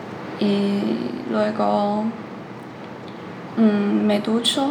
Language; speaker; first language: Spanish; non-native, learner; Chinese